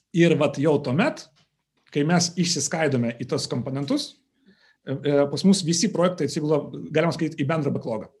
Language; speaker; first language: Lithuanian; non-native, local second language; Russian